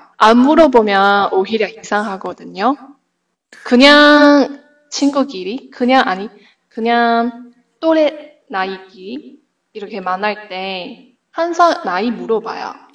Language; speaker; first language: Korean; non-native, fluent; Chinese